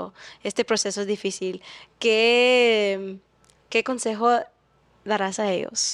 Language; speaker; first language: Spanish; early bilingual, heritage; English